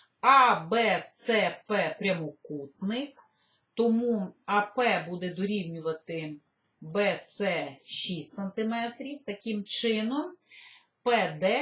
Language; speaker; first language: Ukrainian; native; Ukrainian